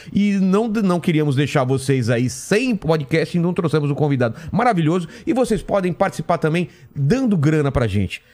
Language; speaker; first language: Portuguese; native; Portuguese